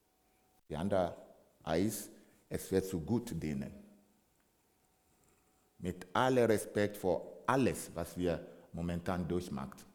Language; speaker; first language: German; non-native, fluent; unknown